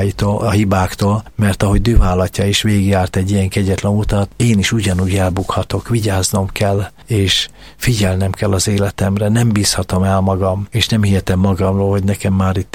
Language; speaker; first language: Hungarian; native; Hungarian